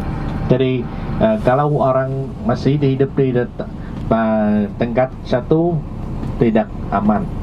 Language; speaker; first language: Indonesian; non-native, learner; Vietnamese